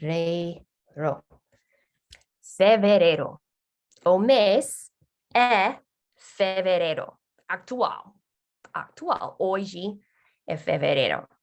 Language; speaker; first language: Portuguese; non-native, fluent; English